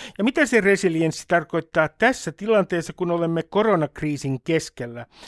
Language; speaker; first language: Finnish; native; Finnish